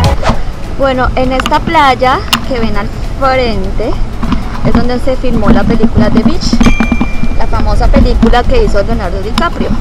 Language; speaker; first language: Spanish; native; Spanish